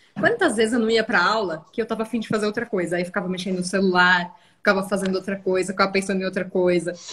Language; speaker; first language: Portuguese; native; Portuguese